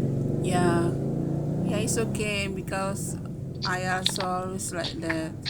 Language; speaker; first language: English; non-native, learner; Indonesian